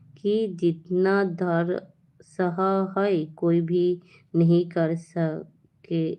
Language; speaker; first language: Hindi; non-native, learner; Bangla